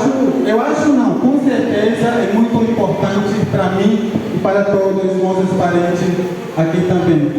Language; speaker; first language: Portuguese; non-native, local second language; Ticuna